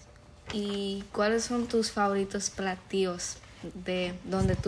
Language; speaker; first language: Spanish; early bilingual, heritage; Spanish